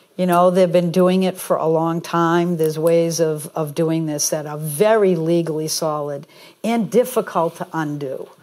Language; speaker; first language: English; native; English